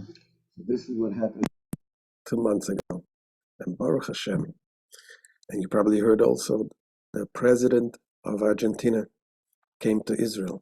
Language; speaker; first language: English; non-native, fluent; Hebrew